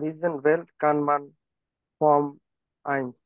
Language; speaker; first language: German; non-native, learner; Bangla